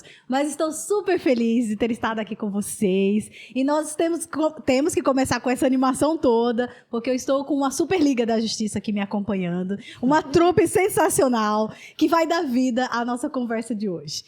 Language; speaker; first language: Portuguese; native; Portuguese